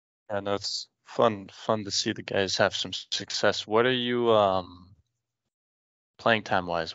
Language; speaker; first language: English; non-native, fluent; French